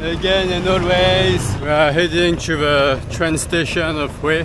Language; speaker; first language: English; non-native, fluent; French